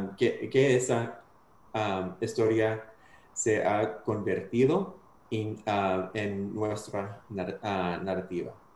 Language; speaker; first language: Spanish; non-native, fluent; English